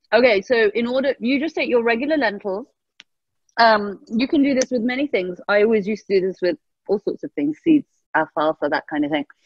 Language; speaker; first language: English; early bilingual, other home language; Persian